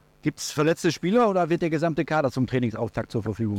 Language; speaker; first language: German; native; German